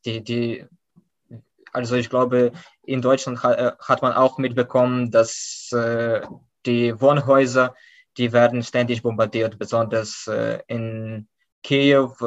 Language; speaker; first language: German; non-native, fluent; Ukrainian